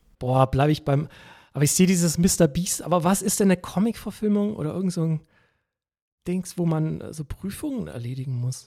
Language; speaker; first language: German; native; German